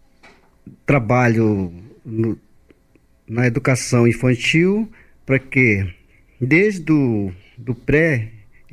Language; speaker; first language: Portuguese; non-native, local second language; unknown